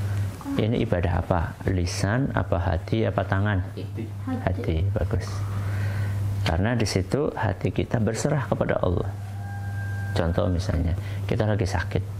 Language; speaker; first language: Indonesian; native; Indonesian